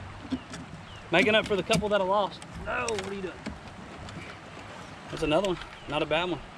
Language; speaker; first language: English; native; English